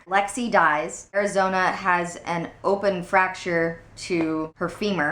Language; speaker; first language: English; native; English